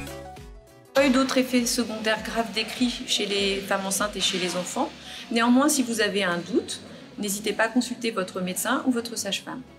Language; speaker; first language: French; native; French